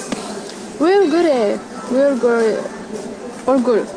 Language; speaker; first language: Korean; non-native, learner; Arabic